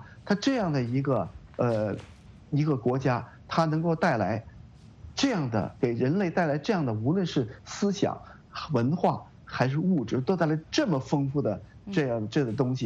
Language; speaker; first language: Chinese; native; Chinese